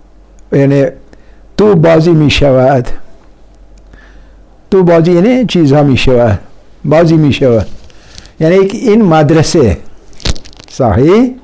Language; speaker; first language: Persian; non-native, fluent; Urdu